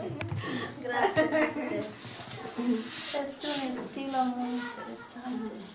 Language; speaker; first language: Spanish; non-native, fluent; English